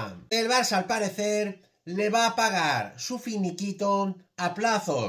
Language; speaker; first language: Spanish; native; Spanish